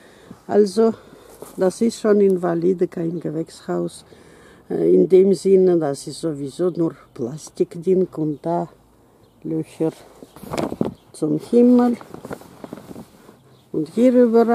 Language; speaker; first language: German; non-native, fluent; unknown